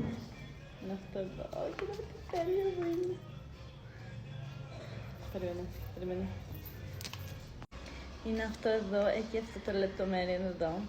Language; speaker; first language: Greek; non-native, fluent; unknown